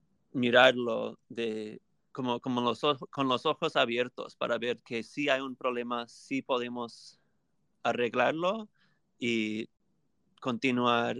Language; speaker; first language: Spanish; non-native, fluent; English